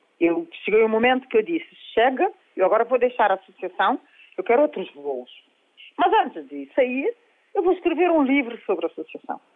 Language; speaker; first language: Portuguese; non-native, local second language; Kabuverdianu